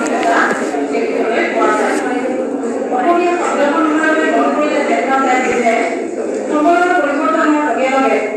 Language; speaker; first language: Assamese; native; Assamese